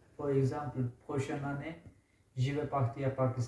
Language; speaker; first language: French; non-native, learner; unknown